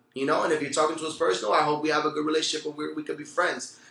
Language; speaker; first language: English; early bilingual, other home language; Spanish